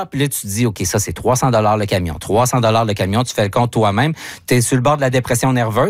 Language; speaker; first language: French; native; French